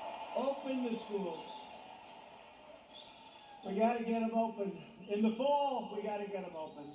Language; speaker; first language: English; native; English